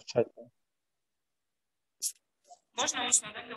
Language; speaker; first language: Russian; non-native, local second language; Kyrgyz